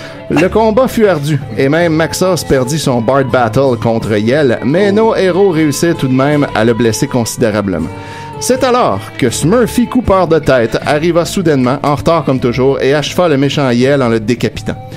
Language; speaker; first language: French; native; French